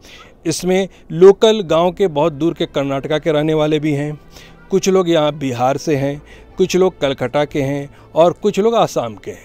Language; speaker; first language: Hindi; native; Hindi